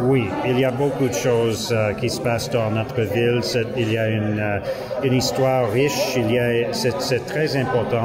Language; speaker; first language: French; non-native, learner; English